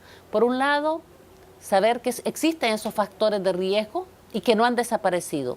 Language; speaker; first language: Spanish; native; Spanish